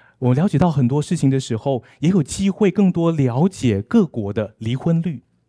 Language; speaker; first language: Chinese; native; Chinese